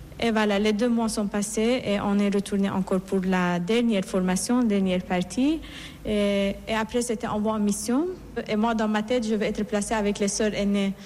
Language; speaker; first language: French; non-native, fluent; Persian